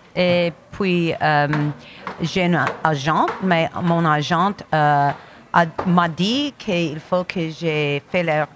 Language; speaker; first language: French; non-native, learner; English